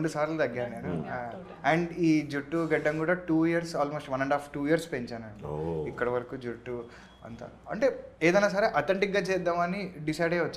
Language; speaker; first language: Telugu; native; Telugu